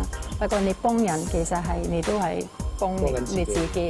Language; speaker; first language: Cantonese; non-native, fluent; French